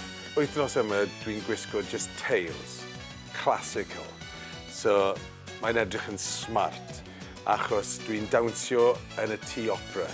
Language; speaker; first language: Welsh; non-native, local second language; English